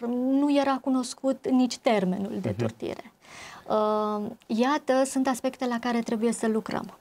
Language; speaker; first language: Romanian; native; Romanian